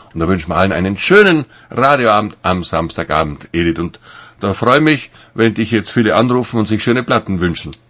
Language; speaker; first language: German; native; German